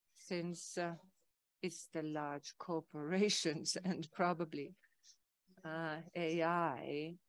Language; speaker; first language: English; non-native, fluent; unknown